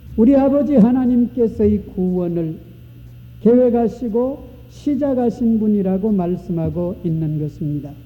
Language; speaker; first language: Korean; native; Korean